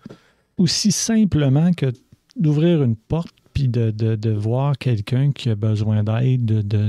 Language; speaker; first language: French; native; French